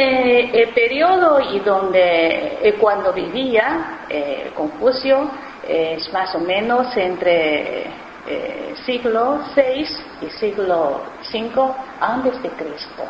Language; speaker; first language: Spanish; non-native, fluent; Chinese